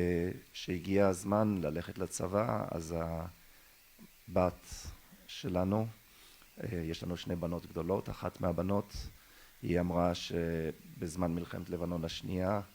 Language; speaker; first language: Hebrew; early bilingual, other home language; German